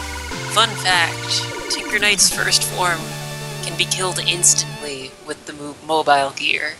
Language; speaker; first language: English; native; English